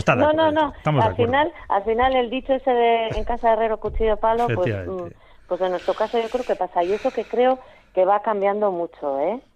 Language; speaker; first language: Spanish; native; Spanish